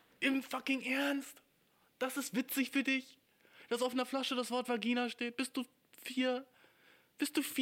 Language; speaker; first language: German; native; German